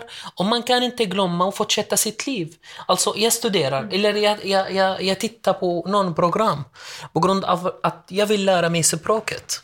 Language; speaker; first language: Swedish; non-native, learner; Arabic